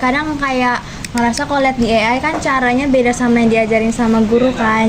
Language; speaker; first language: Indonesian; native; Indonesian